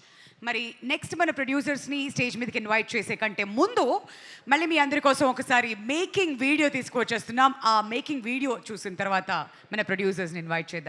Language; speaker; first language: Telugu; native; Telugu